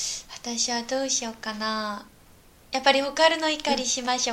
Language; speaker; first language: Japanese; non-native, fluent; Korean